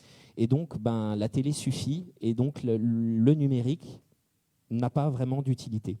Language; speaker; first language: French; native; French